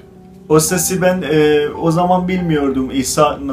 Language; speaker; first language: Turkish; non-native, fluent; Azerbaijani